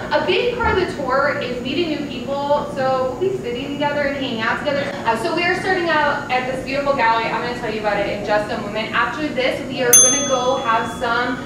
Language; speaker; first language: English; native; English